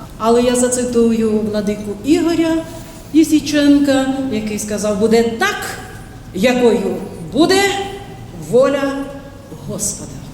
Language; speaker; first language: Ukrainian; native; Ukrainian